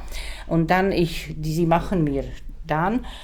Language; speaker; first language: German; non-native, learner; Czech